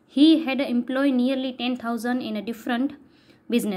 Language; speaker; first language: English; non-native, local second language; Gujarati